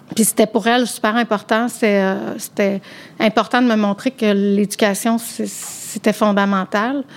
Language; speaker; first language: French; native; French